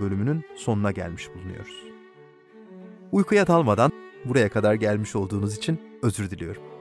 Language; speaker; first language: Turkish; native; Turkish